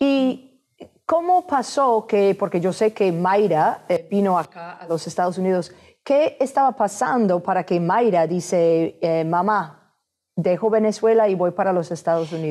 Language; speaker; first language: Spanish; non-native, fluent; English